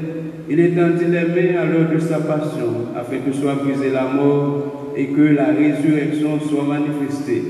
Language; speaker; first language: French; non-native, local second language; Haitian Creole